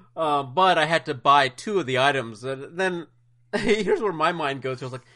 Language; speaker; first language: English; native; English